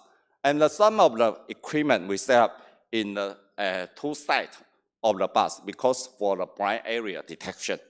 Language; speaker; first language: English; non-native, learner; Chinese